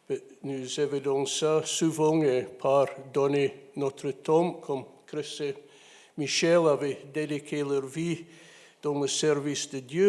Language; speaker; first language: French; non-native, fluent; English